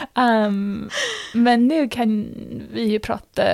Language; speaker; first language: Swedish; non-native, fluent; English